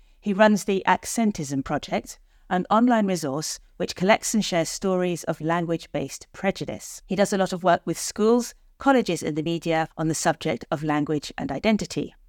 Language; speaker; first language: English; native; English